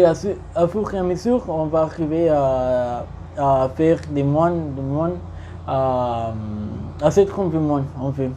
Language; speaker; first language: French; non-native, learner; Spanish